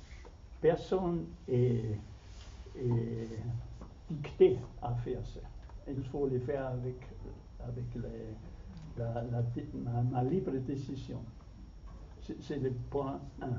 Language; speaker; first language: French; non-native, fluent; German